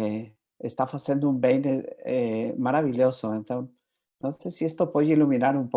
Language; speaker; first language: Portuguese; non-native, fluent; Spanish